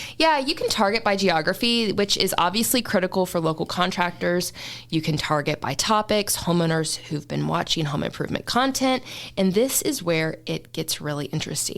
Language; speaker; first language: English; native; English